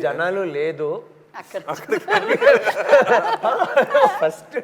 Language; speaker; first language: Telugu; non-native, local second language; Tamil